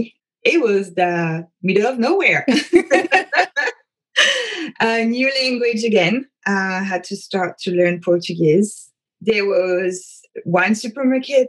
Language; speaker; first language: English; non-native, fluent; French